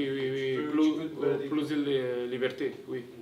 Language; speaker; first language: French; non-native, learner; Portuguese